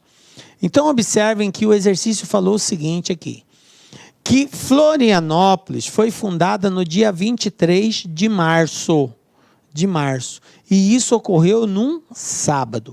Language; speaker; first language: Portuguese; native; Portuguese